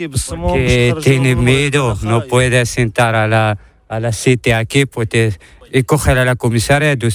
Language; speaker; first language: Spanish; non-native, learner; Arabic